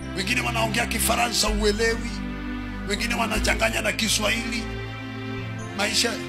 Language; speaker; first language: Swahili; native; Swahili